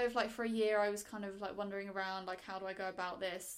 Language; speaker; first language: English; native; English